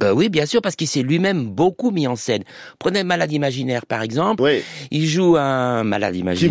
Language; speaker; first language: French; native; French